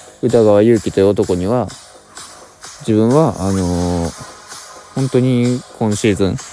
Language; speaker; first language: Japanese; native; Japanese